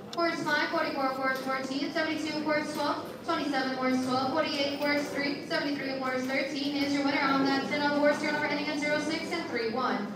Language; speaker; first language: English; native; English